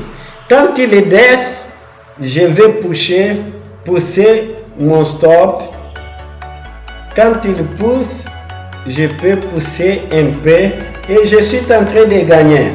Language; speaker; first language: French; non-native, fluent; Portuguese